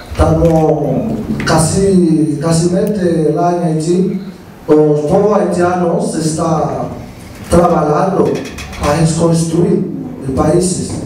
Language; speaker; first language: Portuguese; non-native, learner; Haitian Creole